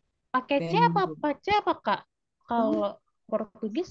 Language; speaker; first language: Indonesian; native; Indonesian